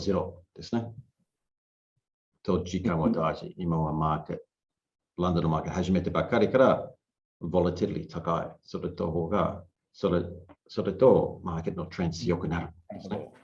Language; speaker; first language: Japanese; non-native, learner; English